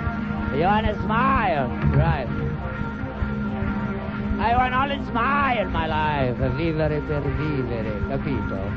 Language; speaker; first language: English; non-native, learner; Italian